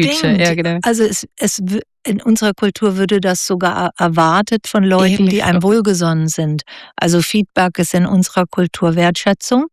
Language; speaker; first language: German; native; German